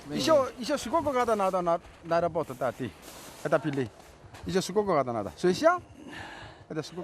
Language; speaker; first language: Russian; non-native, learner; Korean